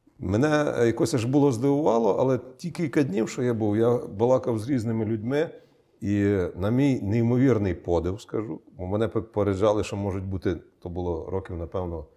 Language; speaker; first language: Ukrainian; native; Ukrainian